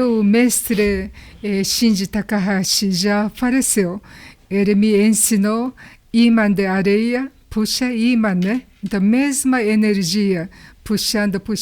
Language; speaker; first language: Portuguese; non-native, learner; Japanese